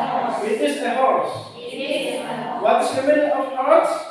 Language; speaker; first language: English; non-native, learner; Indonesian